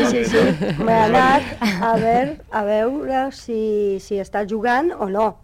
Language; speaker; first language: Catalan; non-native, local second language; Spanish